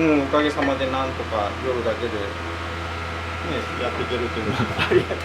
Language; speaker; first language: Japanese; native; Japanese